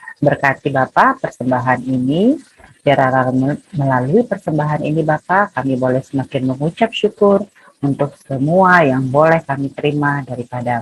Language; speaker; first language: Indonesian; native; Indonesian